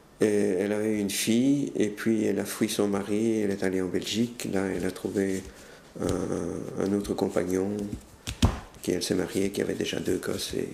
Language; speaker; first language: French; early bilingual, other home language; Russian